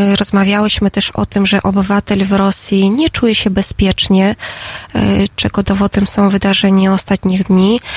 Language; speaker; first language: Polish; non-native, fluent; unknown